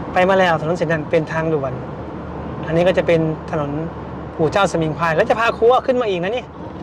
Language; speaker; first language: Thai; native; Thai